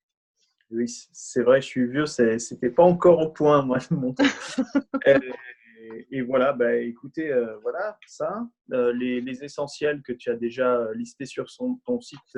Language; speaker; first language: French; native; French